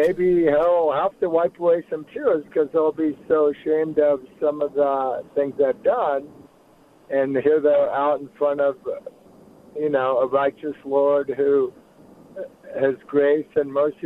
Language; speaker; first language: English; native; English